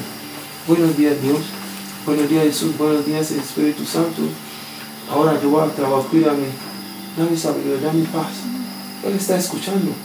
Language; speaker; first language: Spanish; non-native, learner; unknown